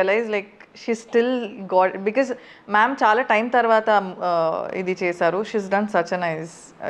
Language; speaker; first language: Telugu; non-native, fluent; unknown